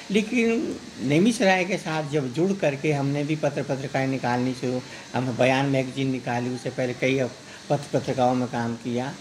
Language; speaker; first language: Hindi; native; Hindi